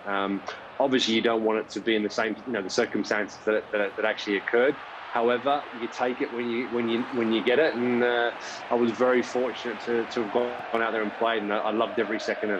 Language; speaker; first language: English; native; English